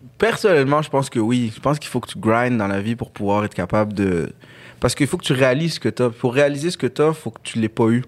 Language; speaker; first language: French; early bilingual, other home language; Arabic